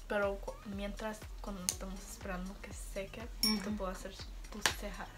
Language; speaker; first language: Spanish; early bilingual, heritage; Spanish